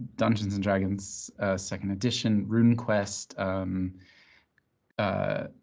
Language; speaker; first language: English; native; English